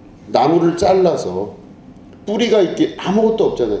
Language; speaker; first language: Korean; native; Korean